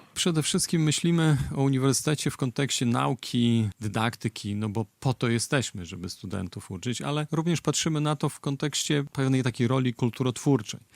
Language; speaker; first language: Polish; native; Polish